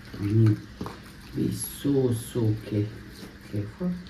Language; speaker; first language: English; non-native, learner; Bosnian